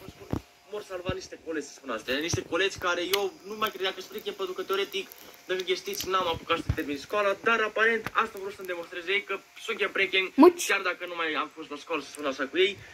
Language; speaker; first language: Romanian; native; Romanian